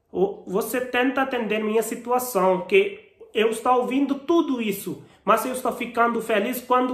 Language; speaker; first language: Portuguese; non-native, learner; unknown